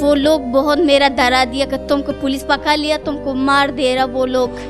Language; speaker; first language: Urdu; non-native, learner; Persian